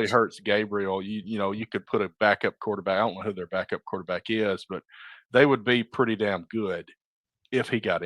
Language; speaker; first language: English; native; English